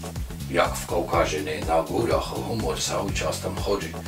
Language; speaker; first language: Polish; non-native, learner; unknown